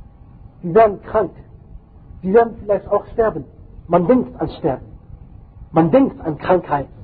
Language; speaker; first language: German; non-native, fluent; Arabic